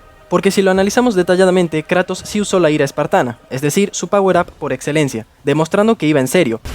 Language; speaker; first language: Spanish; native; Spanish